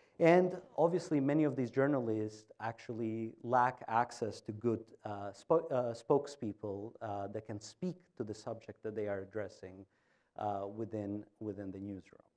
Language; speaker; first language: English; non-native, fluent; Albanian